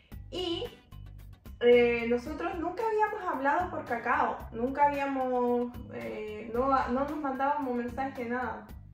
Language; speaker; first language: Spanish; native; Spanish